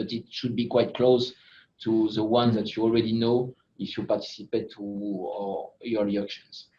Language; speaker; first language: English; non-native, fluent; French